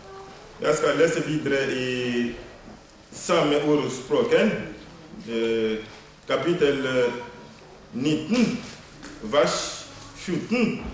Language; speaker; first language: Swedish; non-native, learner; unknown